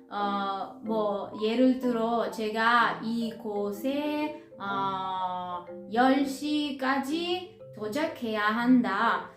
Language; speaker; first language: Korean; non-native, fluent; Italian